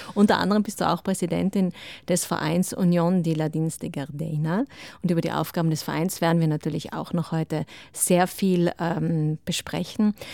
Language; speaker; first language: German; native; German